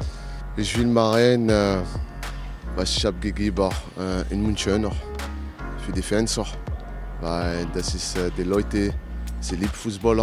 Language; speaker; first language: German; non-native, learner; French